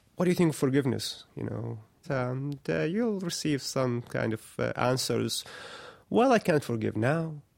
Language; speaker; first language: English; non-native, fluent; Arabic